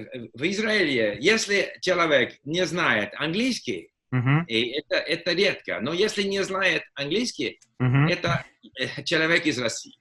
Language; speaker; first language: Russian; non-native, fluent; English